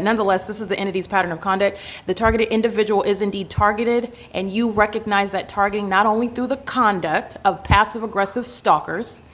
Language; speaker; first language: English; native; English